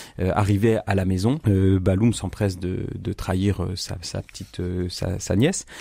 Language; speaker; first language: French; native; French